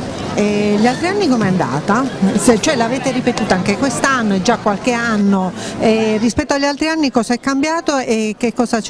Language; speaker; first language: Italian; native; Italian